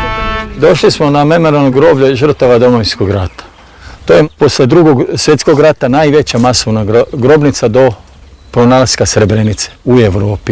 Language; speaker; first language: Croatian; native; Croatian